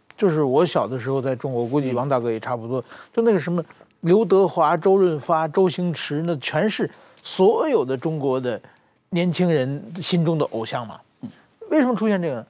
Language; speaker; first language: Chinese; native; Chinese